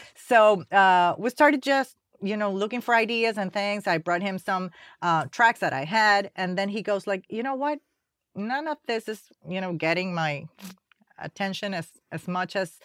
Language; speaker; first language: English; non-native, fluent; Spanish